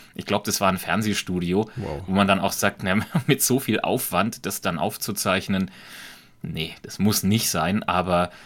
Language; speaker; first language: German; native; German